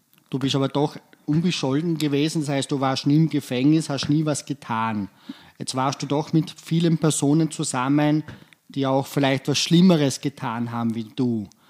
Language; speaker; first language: German; native; German